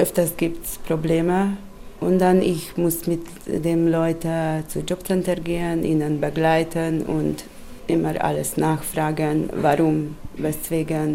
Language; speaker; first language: German; non-native, learner; Hungarian